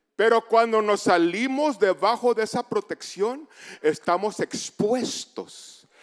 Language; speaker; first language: Spanish; early bilingual, heritage; Spanish